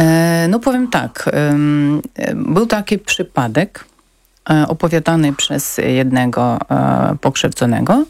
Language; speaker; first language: Polish; non-native, fluent; Ukrainian